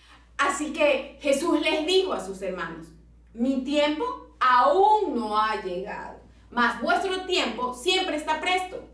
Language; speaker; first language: Spanish; native; Spanish